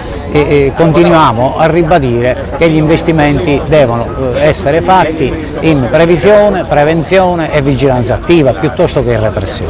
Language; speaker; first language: Italian; native; Italian